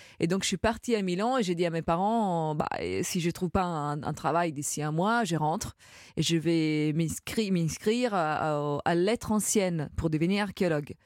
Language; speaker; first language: French; non-native, fluent; Italian